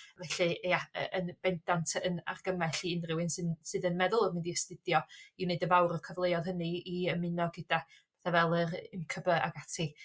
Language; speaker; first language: Welsh; native; Welsh